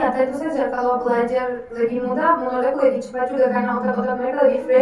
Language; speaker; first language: Indonesian; non-native, fluent; Turkish